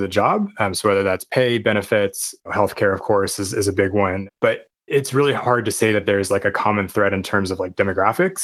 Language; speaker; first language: English; native; English